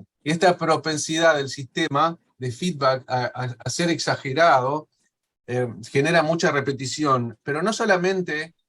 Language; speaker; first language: Spanish; native; Spanish